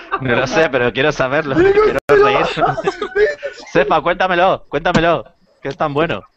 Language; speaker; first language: Spanish; native; Spanish